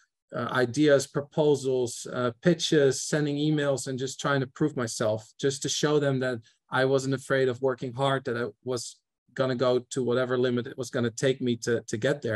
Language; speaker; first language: English; non-native, fluent; Dutch